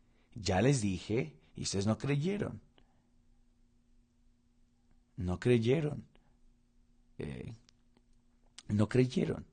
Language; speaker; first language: Spanish; non-native, fluent; Portuguese